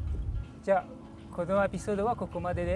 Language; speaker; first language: Japanese; non-native, learner; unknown